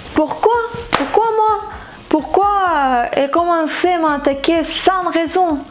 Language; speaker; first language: French; non-native, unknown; Ukrainian